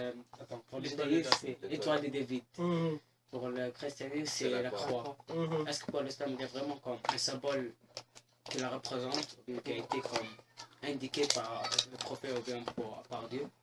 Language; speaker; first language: French; non-native, fluent; Arabic